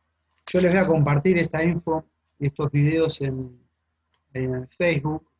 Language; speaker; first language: Spanish; native; Spanish